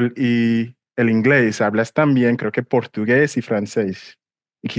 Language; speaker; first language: Spanish; non-native, fluent; English